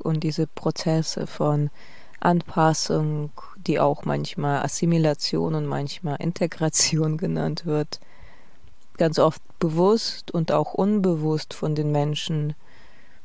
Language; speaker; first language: German; non-native, fluent; Russian